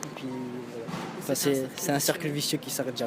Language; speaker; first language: French; native; French